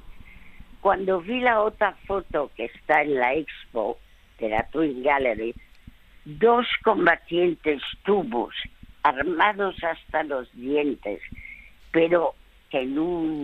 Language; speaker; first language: Spanish; early bilingual, other home language; French